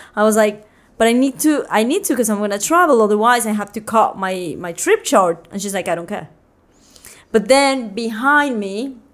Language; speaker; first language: English; non-native, fluent; Spanish